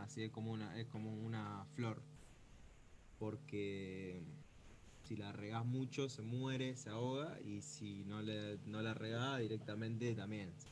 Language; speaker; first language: Spanish; native; Spanish